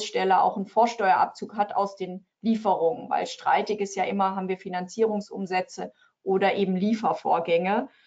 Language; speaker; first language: German; native; German